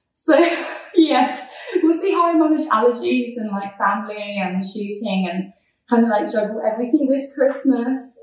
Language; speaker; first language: English; non-native, fluent; Polish